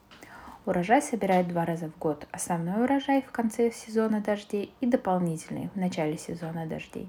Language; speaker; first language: Russian; native; Russian